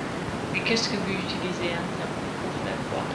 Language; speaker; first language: French; non-native, fluent; English